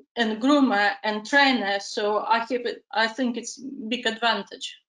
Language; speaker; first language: English; non-native, fluent; Ukrainian